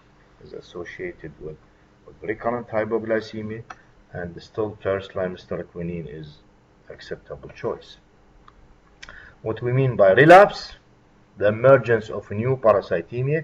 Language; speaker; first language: English; non-native, fluent; Arabic